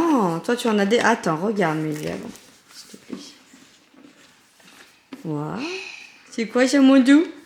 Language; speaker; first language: French; native; French